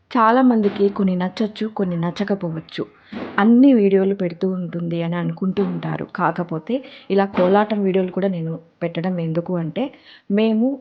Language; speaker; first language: Telugu; native; Telugu